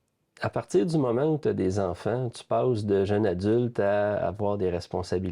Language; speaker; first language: French; native; French